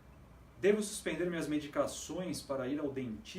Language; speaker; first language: Portuguese; native; Portuguese